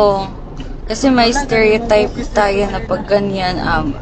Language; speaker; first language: Filipino; non-native, local second language; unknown